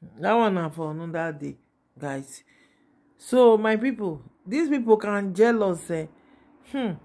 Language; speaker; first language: Nigerian Pidgin; native; Nigerian Pidgin